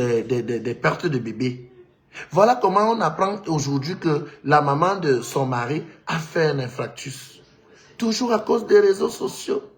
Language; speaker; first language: French; non-native, local second language; Lingala